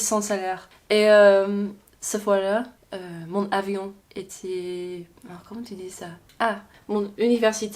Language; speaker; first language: French; non-native, fluent; English